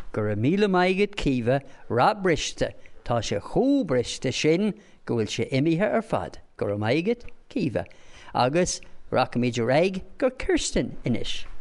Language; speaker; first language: Irish; non-native, local second language; English